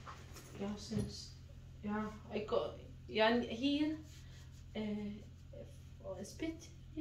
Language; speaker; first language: Dutch; non-native, fluent; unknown